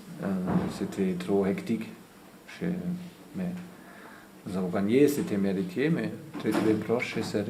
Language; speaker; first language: French; non-native, fluent; German